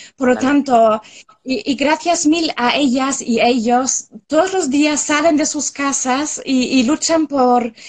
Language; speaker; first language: Spanish; non-native, fluent; German